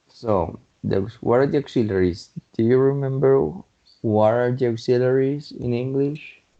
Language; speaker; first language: English; non-native, fluent; Spanish